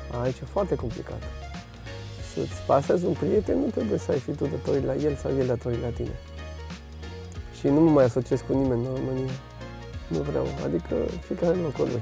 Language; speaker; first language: Romanian; non-native, fluent; French